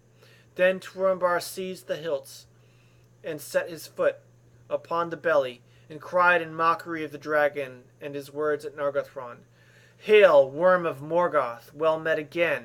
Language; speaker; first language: English; native; English